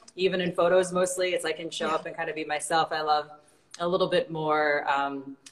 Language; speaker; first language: English; native; English